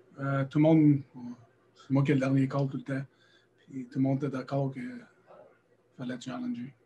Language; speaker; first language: French; native; French